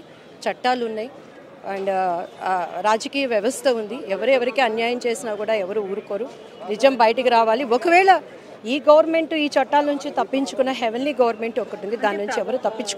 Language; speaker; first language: Telugu; native; Telugu